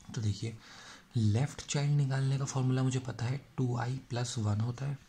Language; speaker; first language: Hindi; native; Hindi